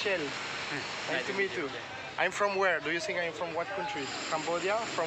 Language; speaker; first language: English; non-native, fluent; French